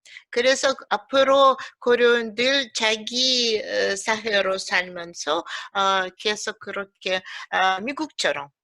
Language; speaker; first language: Korean; early bilingual, heritage; Russian